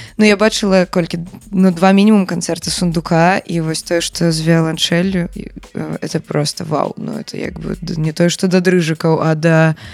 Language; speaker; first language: Belarusian; native; Belarusian